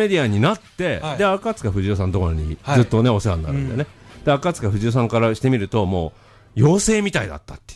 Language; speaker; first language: Japanese; native; Japanese